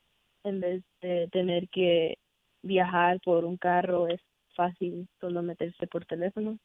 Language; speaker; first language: Spanish; early bilingual, heritage; Spanish